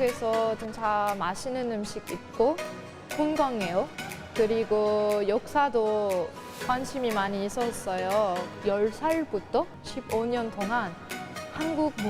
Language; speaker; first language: Korean; non-native, learner; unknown